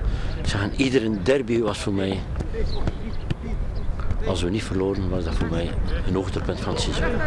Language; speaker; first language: Dutch; native; Dutch